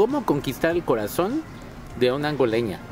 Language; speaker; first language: Spanish; native; Spanish